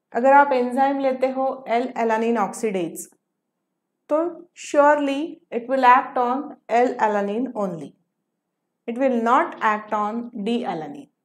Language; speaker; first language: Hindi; non-native, local second language; Marathi